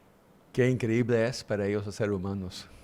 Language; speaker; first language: Spanish; early bilingual, heritage; English